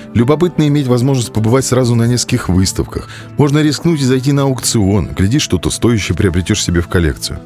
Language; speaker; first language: Russian; native; Russian